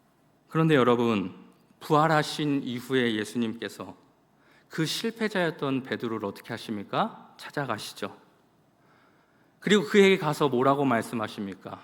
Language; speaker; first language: Korean; native; Korean